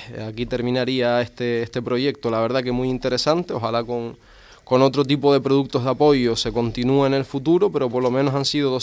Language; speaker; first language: Spanish; native; Spanish